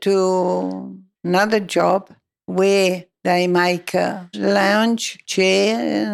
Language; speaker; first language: English; non-native, learner; Italian